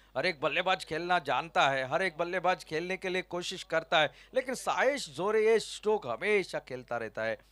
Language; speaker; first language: Hindi; non-native, local second language; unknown